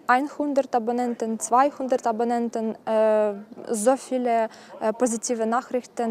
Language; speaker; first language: German; non-native, learner; Ukrainian